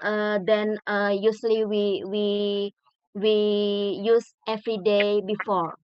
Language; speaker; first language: English; non-native, learner; Indonesian